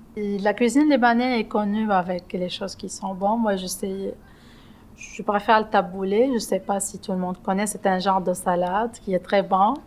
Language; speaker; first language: French; non-native, local second language; Arabic